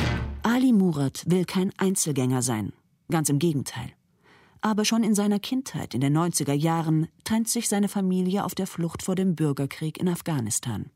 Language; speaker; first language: German; native; German